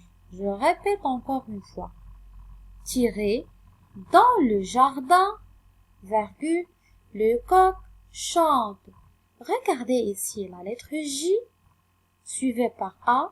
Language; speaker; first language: French; non-native, local second language; Arabic